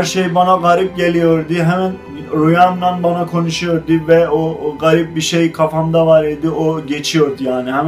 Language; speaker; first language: Turkish; non-native, learner; Azerbaijani